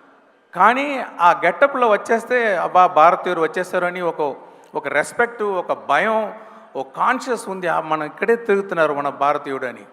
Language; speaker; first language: Telugu; non-native, local second language; Tamil